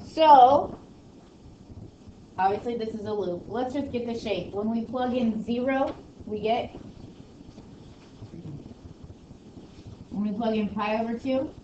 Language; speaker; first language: English; native; English